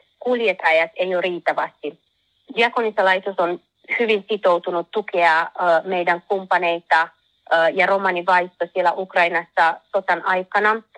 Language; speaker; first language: Finnish; non-native, learner; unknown